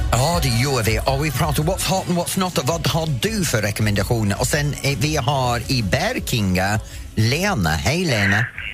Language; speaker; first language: Swedish; non-native, fluent; English